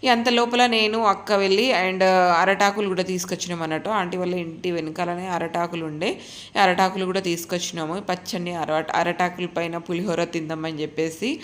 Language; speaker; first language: Telugu; native; Telugu